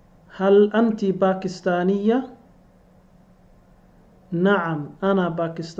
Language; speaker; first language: Arabic; non-native, fluent; English